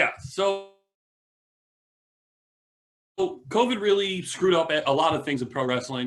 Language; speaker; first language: English; native; English